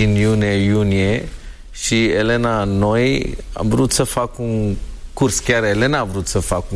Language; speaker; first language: Romanian; non-native, learner; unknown